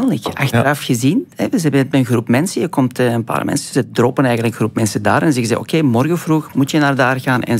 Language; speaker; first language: Dutch; non-native, fluent; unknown